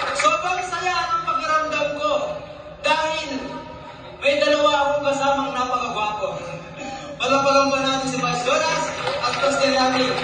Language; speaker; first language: Filipino; non-native, local second language; Iloko